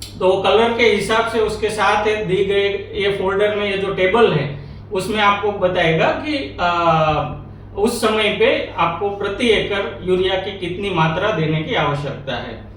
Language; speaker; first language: Hindi; non-native, local second language; Marathi